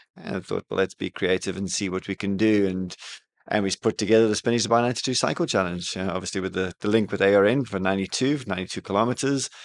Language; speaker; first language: English; native; English